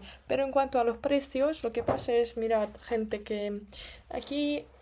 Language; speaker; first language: Spanish; non-native, fluent; Russian